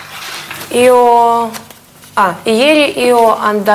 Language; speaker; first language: Italian; non-native, learner; Russian